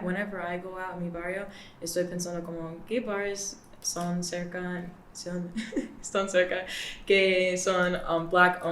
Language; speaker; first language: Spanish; non-native, learner; English